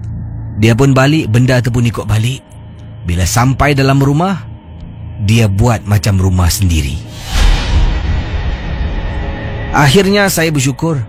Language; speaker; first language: Malay; native; Malay